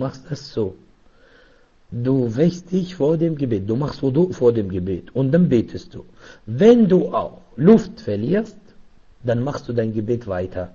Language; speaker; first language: German; non-native, fluent; Arabic